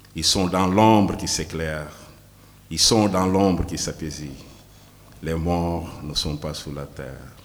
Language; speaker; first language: French; non-native, local second language; Wolof